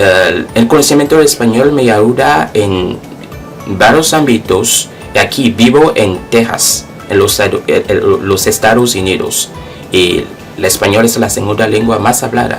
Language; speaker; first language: Spanish; non-native, local second language; French